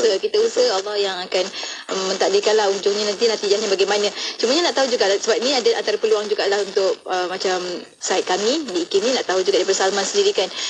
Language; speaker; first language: Malay; native; Malay